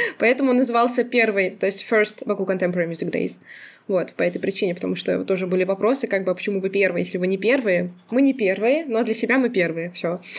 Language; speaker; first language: Russian; non-native, local second language; Azerbaijani